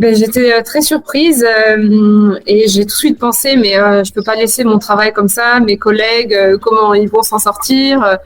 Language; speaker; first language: French; native; French